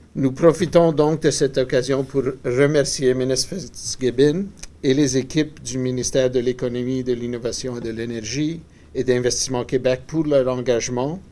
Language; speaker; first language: French; native; French